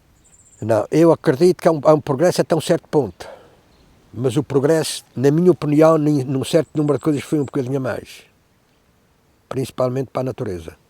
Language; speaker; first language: Portuguese; native; Portuguese